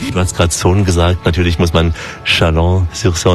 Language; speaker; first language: German; native; German